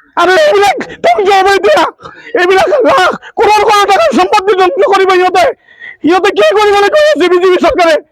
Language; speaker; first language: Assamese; non-native, local second language; Bangla